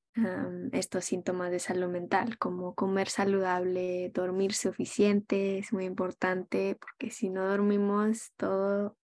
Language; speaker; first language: Spanish; early bilingual, heritage; Spanish